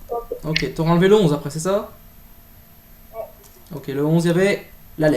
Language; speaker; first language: French; native; French